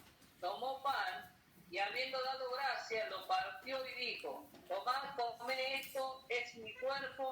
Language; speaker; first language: Spanish; native; Spanish